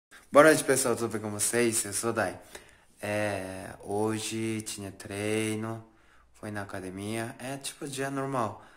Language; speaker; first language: Portuguese; non-native, learner; Japanese